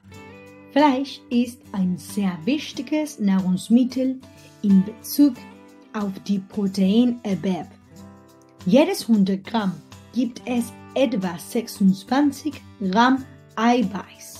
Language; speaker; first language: German; non-native, learner; Spanish